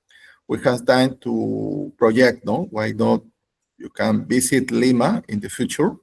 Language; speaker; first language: English; non-native, learner; Spanish